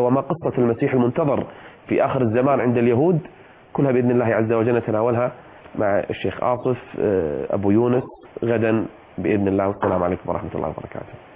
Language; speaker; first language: Arabic; native; Arabic